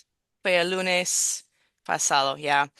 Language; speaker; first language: Spanish; non-native, fluent; English